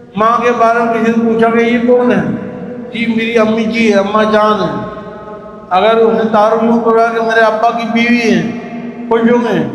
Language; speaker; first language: Urdu; non-native, local second language; Pashto